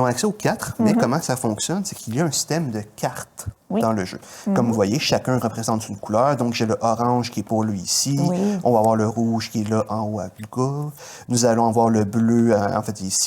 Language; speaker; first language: French; native; French